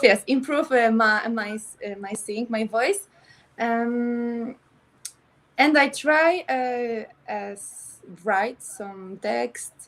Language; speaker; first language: English; non-native, learner; Polish